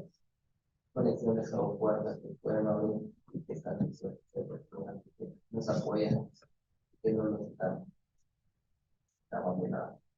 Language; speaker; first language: Spanish; native; Spanish